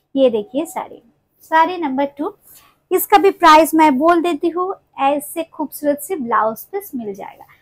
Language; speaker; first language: Hindi; non-native, local second language; Bangla